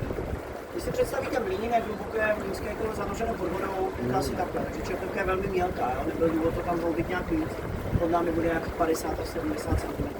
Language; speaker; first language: Czech; native; Czech